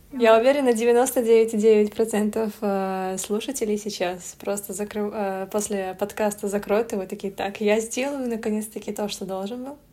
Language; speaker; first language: Russian; native; Russian